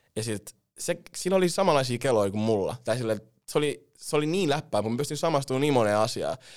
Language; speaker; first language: Finnish; early bilingual, other home language; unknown